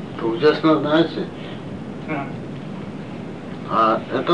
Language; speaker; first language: Russian; non-native, learner; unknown